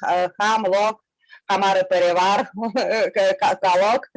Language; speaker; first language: Hindi; non-native, learner; Russian